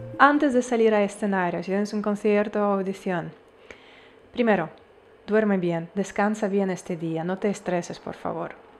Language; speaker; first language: Spanish; non-native, fluent; Ukrainian